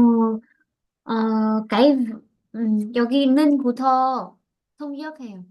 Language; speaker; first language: Korean; non-native, learner; Vietnamese